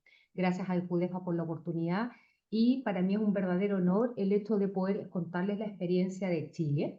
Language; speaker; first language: Spanish; native; Spanish